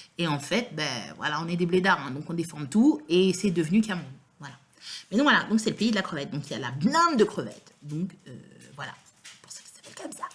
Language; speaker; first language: French; native; French